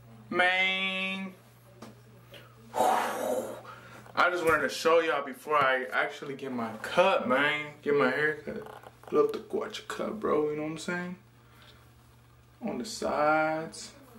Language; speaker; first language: English; native; English